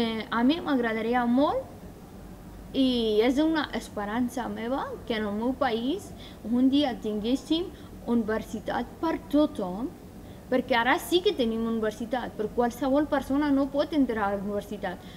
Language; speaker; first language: Catalan; non-native, fluent; Persian